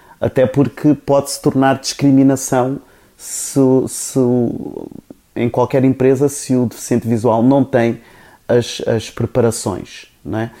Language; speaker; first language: Portuguese; non-native, local second language; Kabuverdianu